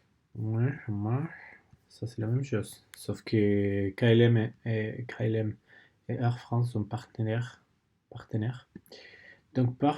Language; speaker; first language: French; non-native, learner; Spanish